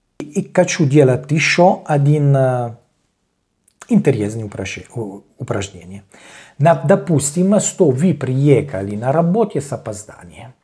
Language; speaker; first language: Russian; non-native, learner; Italian